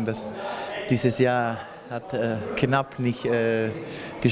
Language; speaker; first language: German; non-native, fluent; Spanish